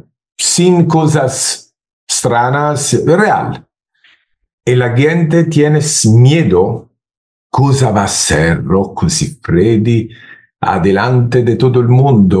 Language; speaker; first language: Spanish; non-native, learner; Italian